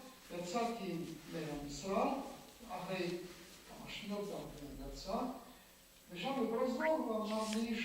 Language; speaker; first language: Hebrew; non-native, fluent; Polish